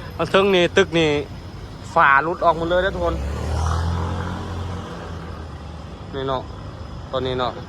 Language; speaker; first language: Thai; non-native, learner; Lao